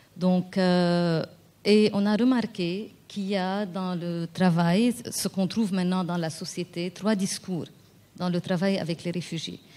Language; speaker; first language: French; non-native, local second language; Arabic